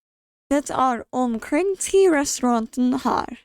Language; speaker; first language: Norwegian; non-native, learner; English